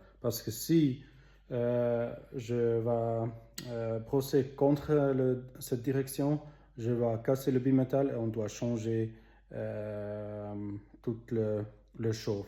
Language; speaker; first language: French; non-native, local second language; German